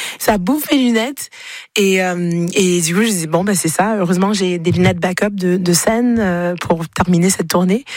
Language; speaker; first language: French; early bilingual, other home language; Haitian Creole